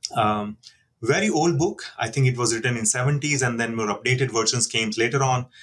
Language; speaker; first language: English; non-native, local second language; Hindi